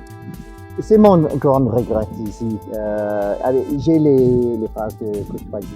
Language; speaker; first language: French; non-native, fluent; English